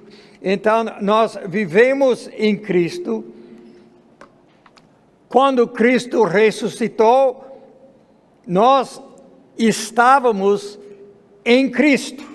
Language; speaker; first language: Portuguese; non-native, fluent; English